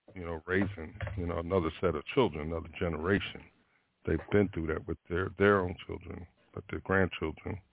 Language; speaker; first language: English; native; English